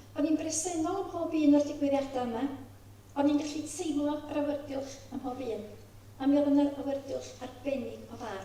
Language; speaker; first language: Welsh; native; Welsh